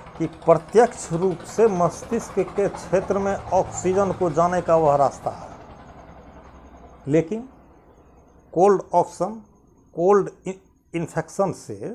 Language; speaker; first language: Hindi; non-native, local second language; Maithili